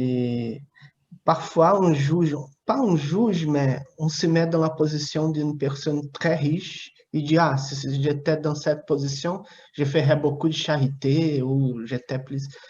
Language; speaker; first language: French; non-native, fluent; Portuguese